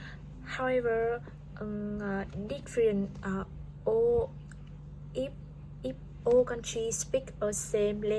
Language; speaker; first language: English; non-native, learner; Vietnamese